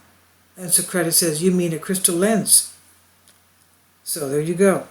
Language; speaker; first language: English; non-native, fluent; Greek